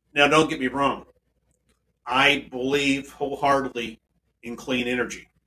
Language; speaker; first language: English; native; English